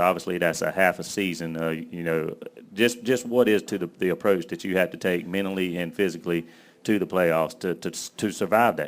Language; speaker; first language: English; native; English